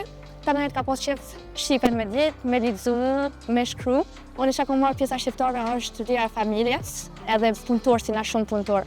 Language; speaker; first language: Albanian; early bilingual, heritage; Albanian